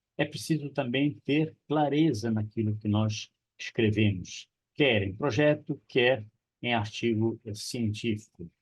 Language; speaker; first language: Portuguese; non-native, local second language; Kabuverdianu